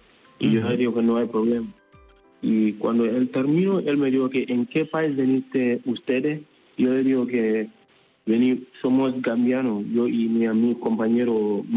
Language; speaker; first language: Spanish; non-native, learner; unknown